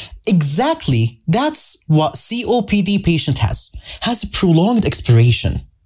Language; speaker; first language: English; non-native, fluent; Arabic